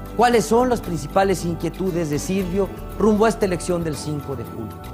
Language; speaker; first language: Spanish; native; Spanish